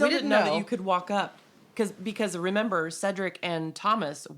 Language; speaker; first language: English; native; English